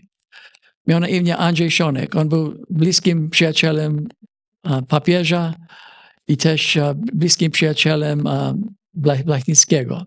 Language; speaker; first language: Polish; early bilingual, heritage; Polish